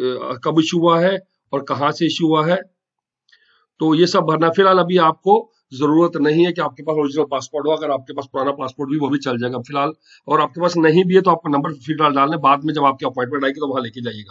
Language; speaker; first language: Hindi; non-native, local second language; Punjabi